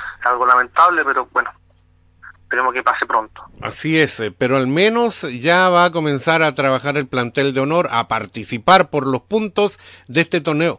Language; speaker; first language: Spanish; native; Spanish